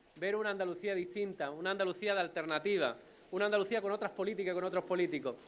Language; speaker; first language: Spanish; native; Spanish